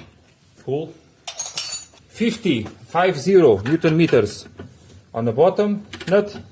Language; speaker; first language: English; non-native, fluent; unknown